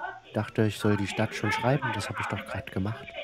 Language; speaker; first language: German; native; German